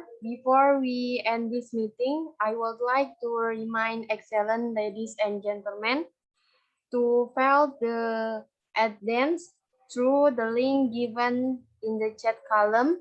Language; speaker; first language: English; non-native, learner; Indonesian